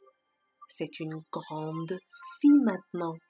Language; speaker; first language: French; non-native, fluent; Persian